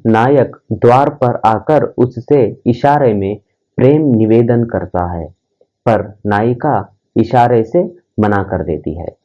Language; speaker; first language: Hindi; non-native, local second language; Kannada